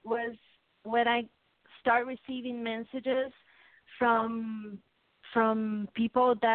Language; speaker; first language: English; non-native, fluent; Portuguese